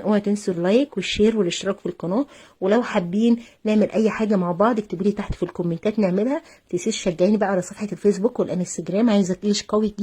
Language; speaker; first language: Arabic; native; Arabic